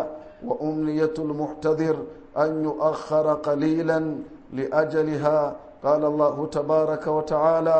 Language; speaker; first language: Arabic; non-native, fluent; Hausa